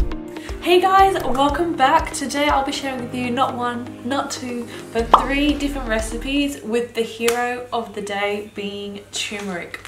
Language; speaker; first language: English; native; English